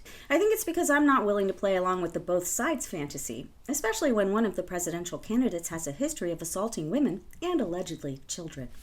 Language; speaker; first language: English; native; English